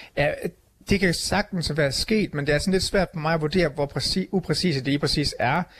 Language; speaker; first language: Danish; native; Danish